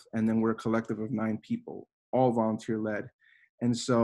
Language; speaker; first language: English; native; English